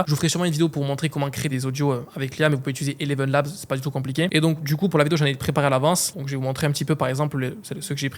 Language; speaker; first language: French; native; French